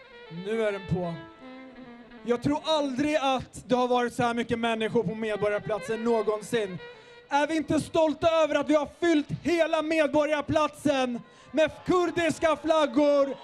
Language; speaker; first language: Swedish; early bilingual, other home language; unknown